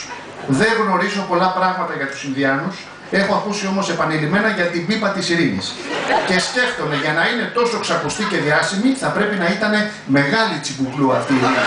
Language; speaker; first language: Greek; native; Greek